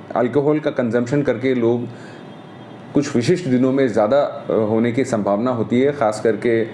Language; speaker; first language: Hindi; non-native, local second language; Marathi